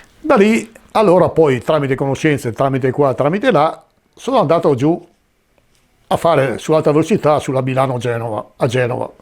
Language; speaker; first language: Italian; native; Italian